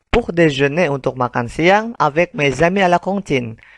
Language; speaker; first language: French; non-native, fluent; Indonesian